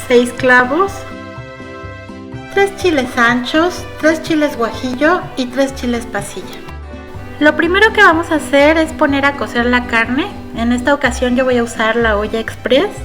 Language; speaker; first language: Spanish; native; Spanish